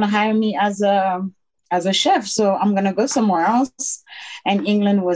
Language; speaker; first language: English; non-native, fluent; French